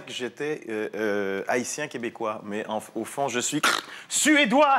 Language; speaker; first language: French; native; French